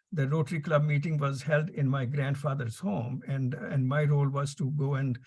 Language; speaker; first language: English; non-native, local second language; Punjabi